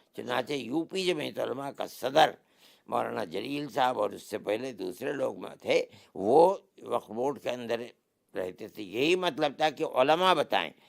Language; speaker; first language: Urdu; native; Urdu